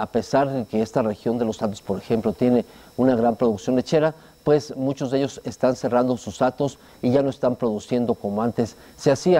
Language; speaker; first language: Spanish; native; Spanish